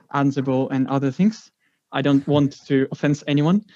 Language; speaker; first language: English; non-native, fluent; Greek